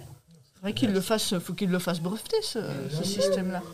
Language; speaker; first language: French; native; French